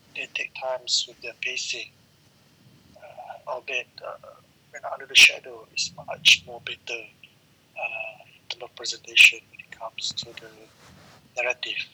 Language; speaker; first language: English; non-native, local second language; Malay